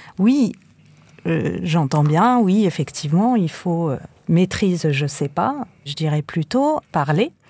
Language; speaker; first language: French; native; French